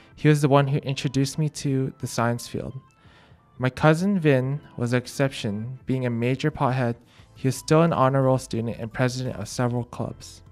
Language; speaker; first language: English; native; English